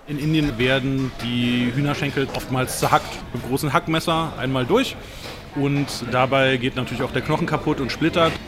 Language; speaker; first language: German; non-native, fluent; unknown